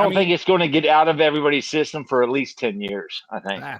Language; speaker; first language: English; native; English